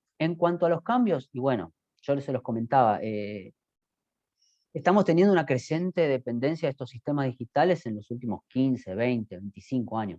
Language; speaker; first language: Spanish; native; Spanish